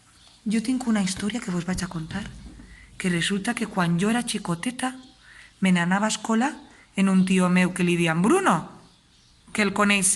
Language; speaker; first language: Catalan; native; Catalan